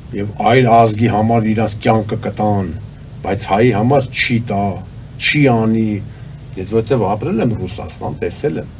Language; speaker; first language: Armenian; native; Armenian